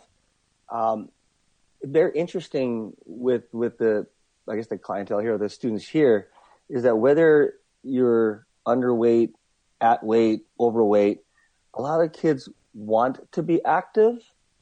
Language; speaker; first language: English; native; English